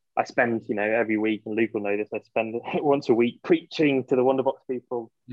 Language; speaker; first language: English; native; English